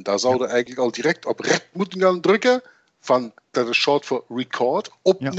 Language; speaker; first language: Dutch; native; Dutch